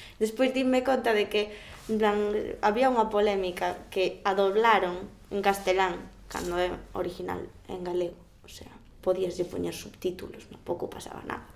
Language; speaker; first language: Galician; non-native, local second language; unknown